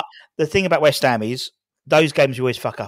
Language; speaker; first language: English; native; English